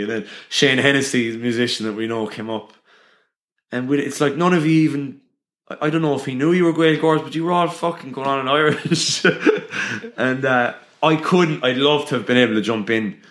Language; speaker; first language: English; native; English